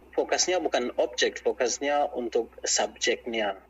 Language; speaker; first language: Indonesian; non-native, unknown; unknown